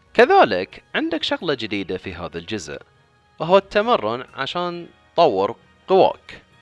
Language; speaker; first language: Arabic; native; Arabic